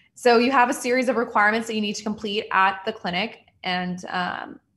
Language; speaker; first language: English; native; English